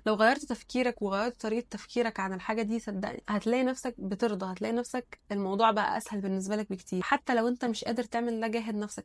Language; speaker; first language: Arabic; native; Arabic